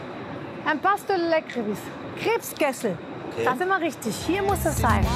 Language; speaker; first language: German; native; German